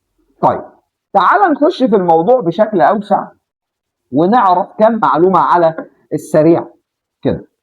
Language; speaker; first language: Arabic; native; Arabic